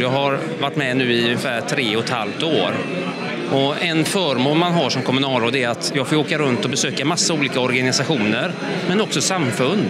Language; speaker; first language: Swedish; native; Swedish